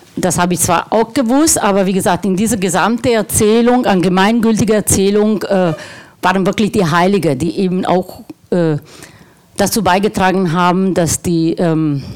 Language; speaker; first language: German; non-native, fluent; Italian